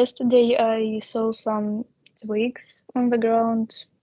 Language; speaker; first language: English; non-native, learner; Russian